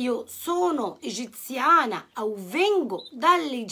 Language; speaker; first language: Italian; non-native, fluent; Arabic